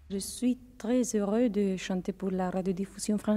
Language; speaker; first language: French; non-native, learner; Spanish